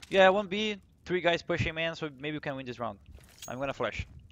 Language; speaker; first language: English; non-native, fluent; Portuguese